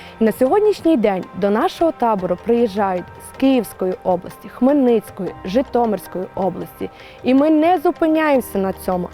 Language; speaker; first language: Ukrainian; native; Ukrainian